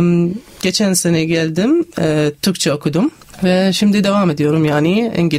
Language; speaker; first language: Turkish; non-native, learner; Arabic